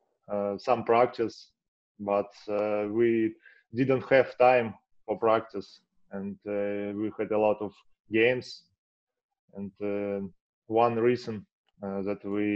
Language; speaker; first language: English; non-native, learner; Russian